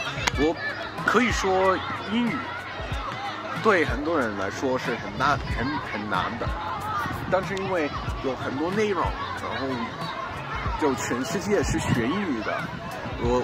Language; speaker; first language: Chinese; non-native, fluent; English